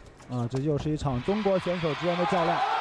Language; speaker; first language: Chinese; native; Chinese